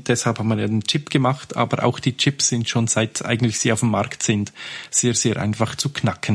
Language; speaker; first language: German; native; German